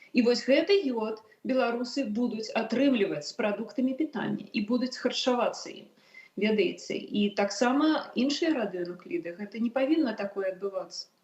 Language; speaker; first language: Belarusian; non-native, local second language; Russian